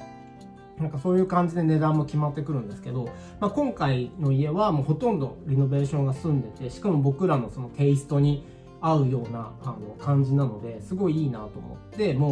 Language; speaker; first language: Japanese; native; Japanese